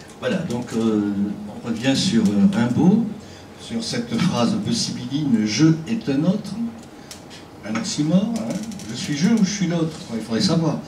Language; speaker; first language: French; native; French